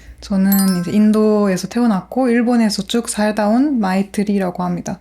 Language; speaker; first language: Korean; non-native, fluent; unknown